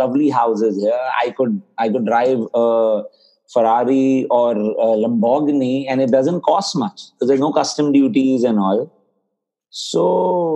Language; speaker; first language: English; non-native, local second language; Hindi